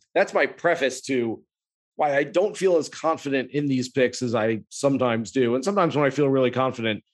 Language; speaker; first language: English; native; English